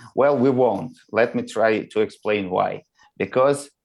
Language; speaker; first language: English; non-native, learner; Russian